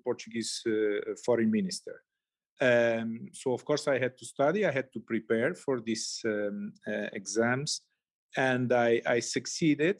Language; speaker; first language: English; non-native, fluent; Portuguese